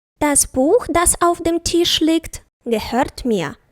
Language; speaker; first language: German; non-native, fluent; Ukrainian